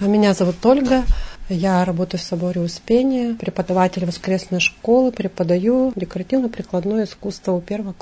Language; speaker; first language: Russian; native; Russian